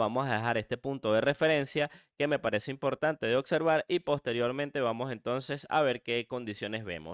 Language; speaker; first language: Spanish; native; Spanish